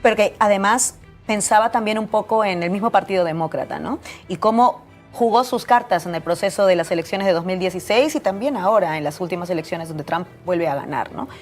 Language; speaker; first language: Spanish; native; Spanish